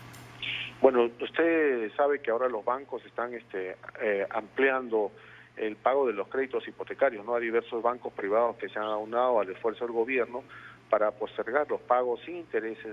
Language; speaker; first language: Spanish; native; Spanish